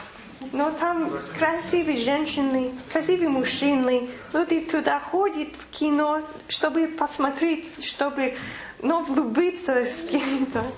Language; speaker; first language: Russian; non-native, fluent; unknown